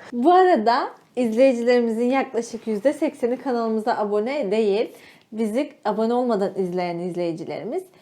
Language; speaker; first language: Turkish; native; Turkish